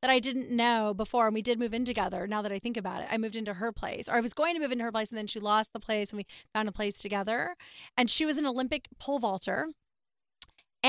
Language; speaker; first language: English; native; English